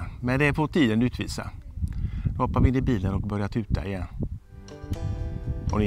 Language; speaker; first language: Swedish; native; Swedish